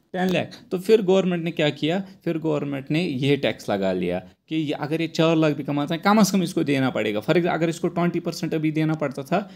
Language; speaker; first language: Hindi; non-native, local second language; Kashmiri